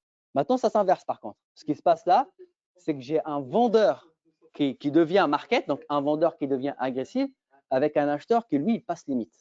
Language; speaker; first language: French; native; French